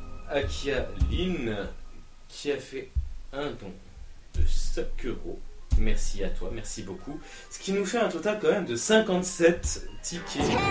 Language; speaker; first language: French; native; French